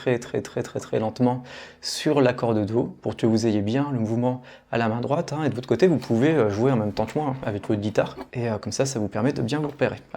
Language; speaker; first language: French; native; French